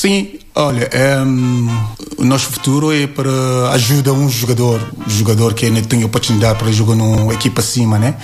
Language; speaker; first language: Portuguese; non-native, learner; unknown